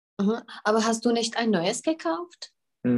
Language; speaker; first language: German; non-native, fluent; Czech